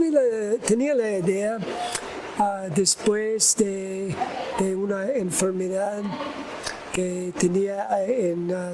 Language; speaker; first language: Spanish; non-native, learner; English